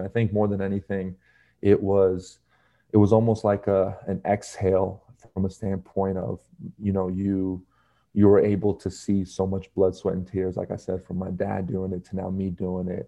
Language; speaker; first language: English; native; English